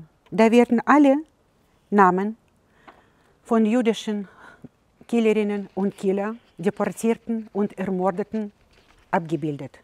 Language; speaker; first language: German; non-native, fluent; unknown